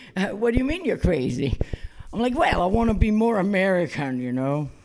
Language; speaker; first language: English; non-native, fluent; Italian